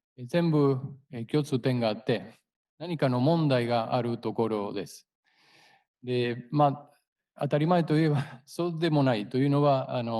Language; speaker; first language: Japanese; non-native, fluent; Spanish